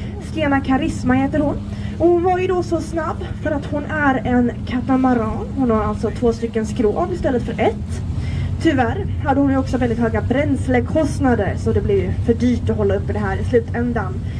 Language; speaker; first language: Swedish; native; Swedish